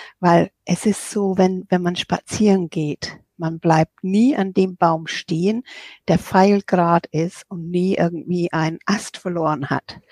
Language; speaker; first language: German; non-native, fluent; English